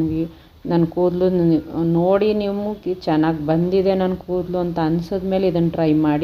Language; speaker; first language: Kannada; native; Kannada